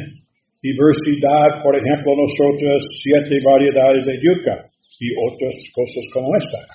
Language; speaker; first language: Spanish; non-native, learner; English